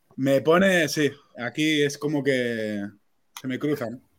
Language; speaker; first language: Spanish; non-native, local second language; Catalan